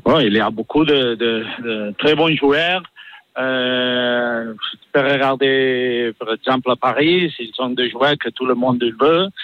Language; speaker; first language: French; non-native, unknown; Catalan